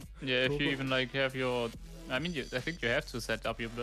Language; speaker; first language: English; non-native, fluent; German